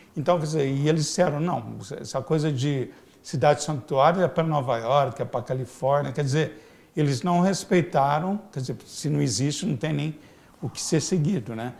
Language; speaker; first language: Portuguese; native; Portuguese